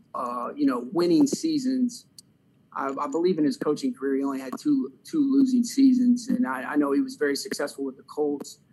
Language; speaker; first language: English; native; English